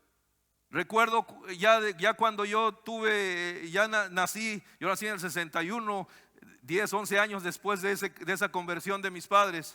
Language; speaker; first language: Spanish; native; Spanish